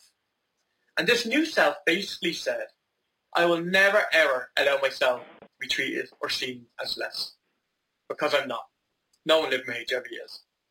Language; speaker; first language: English; native; English